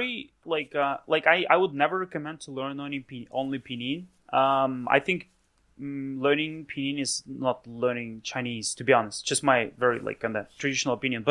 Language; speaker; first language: English; non-native, fluent; Russian